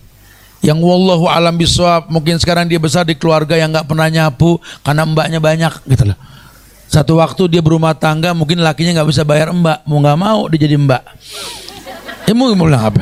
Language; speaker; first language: Indonesian; native; Indonesian